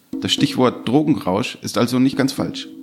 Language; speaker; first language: German; native; German